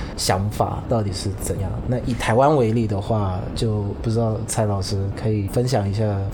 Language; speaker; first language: Chinese; non-native, fluent; Vietnamese